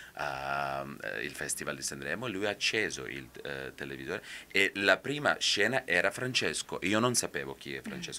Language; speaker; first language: Italian; non-native, fluent; Serbian